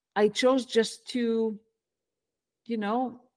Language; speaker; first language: English; non-native, fluent; Hebrew